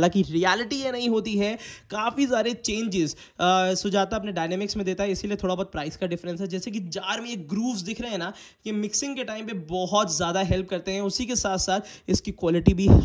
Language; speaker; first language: Hindi; native; Hindi